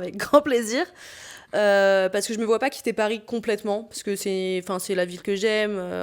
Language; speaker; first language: French; native; French